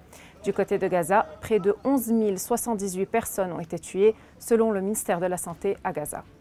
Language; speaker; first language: French; non-native, local second language; Arabic